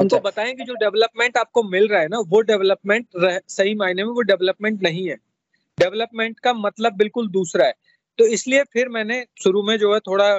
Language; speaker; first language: Hindi; native; Hindi